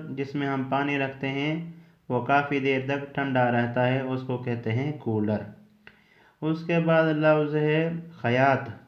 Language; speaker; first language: Urdu; native; Urdu